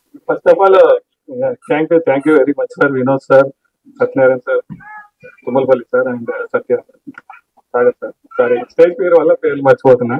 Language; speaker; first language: Telugu; native; Telugu